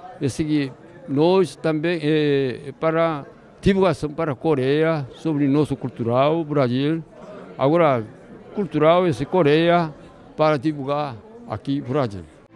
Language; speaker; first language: Portuguese; non-native, learner; Korean